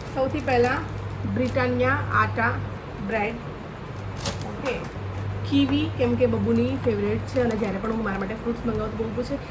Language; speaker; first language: Gujarati; native; Gujarati